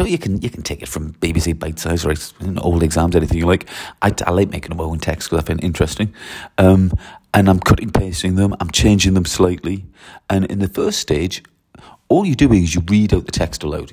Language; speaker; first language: English; native; English